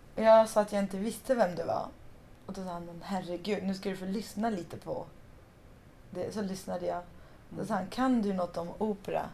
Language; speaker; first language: Swedish; early bilingual, other home language; Persian